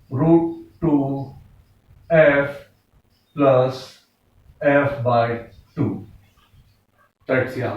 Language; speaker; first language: English; non-native, local second language; Hindi